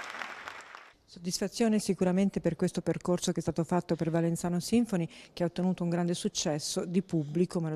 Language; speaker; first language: Italian; native; Italian